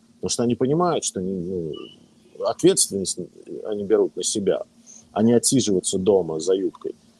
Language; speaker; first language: Russian; native; Russian